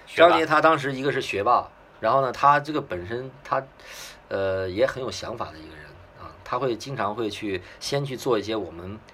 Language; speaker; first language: Chinese; native; Chinese